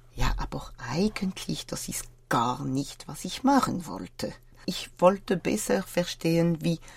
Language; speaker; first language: German; non-native, fluent; French